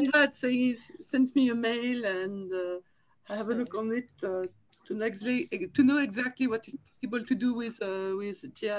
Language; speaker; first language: English; non-native, learner; French